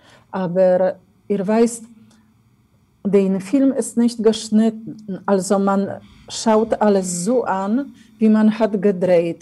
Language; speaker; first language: German; non-native, fluent; Polish